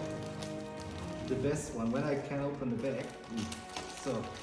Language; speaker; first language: English; non-native, fluent; German